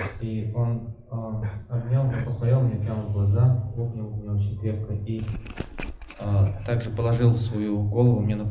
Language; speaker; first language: Russian; native; Russian